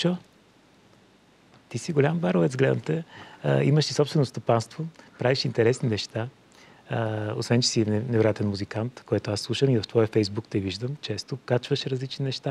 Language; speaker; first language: Bulgarian; native; Bulgarian